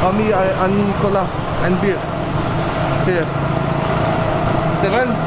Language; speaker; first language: English; non-native, learner; French